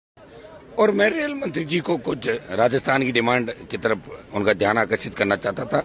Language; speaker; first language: Hindi; native; Hindi